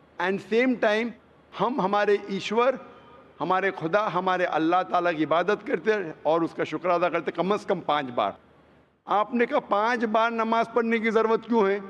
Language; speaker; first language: Hindi; non-native, local second language; Konkani